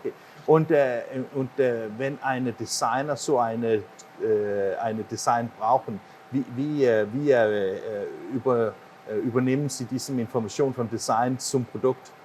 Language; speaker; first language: German; non-native, learner; English